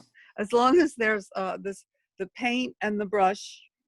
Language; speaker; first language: English; native; English